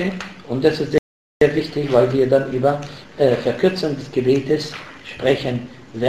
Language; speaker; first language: German; non-native, fluent; Arabic